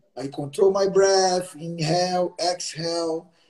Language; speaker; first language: English; non-native, learner; Portuguese